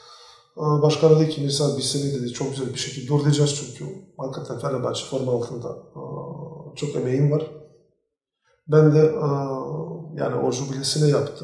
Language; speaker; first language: Turkish; non-native, fluent; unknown